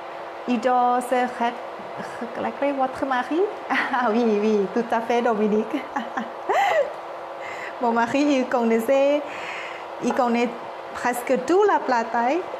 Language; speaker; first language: French; non-native, learner; Thai